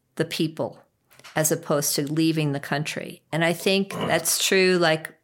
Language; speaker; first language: English; native; English